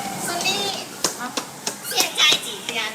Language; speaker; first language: Chinese; non-native, learner; Thai